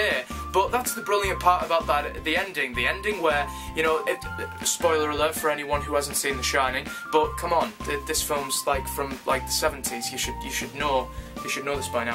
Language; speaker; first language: English; native; English